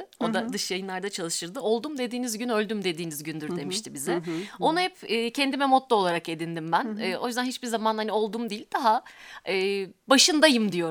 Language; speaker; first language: Turkish; native; Turkish